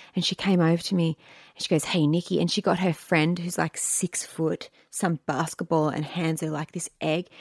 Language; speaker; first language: English; native; English